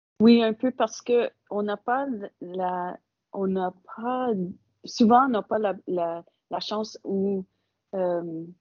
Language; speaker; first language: French; non-native, local second language; English